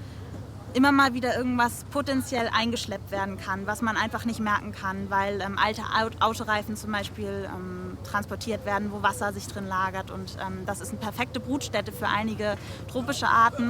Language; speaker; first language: German; native; German